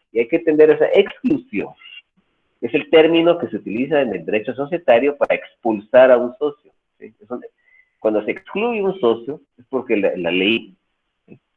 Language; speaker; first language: Spanish; native; Spanish